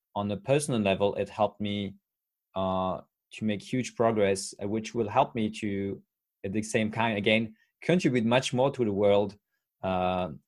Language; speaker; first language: English; non-native, fluent; French